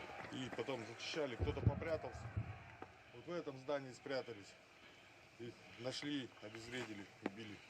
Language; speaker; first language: Russian; native; Russian